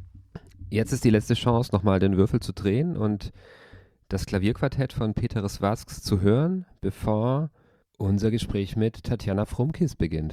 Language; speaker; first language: German; native; German